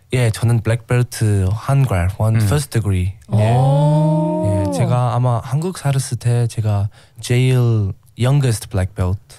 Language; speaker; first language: Korean; non-native, learner; English